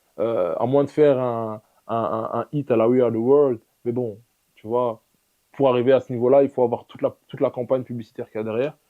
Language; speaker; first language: French; early bilingual, other home language; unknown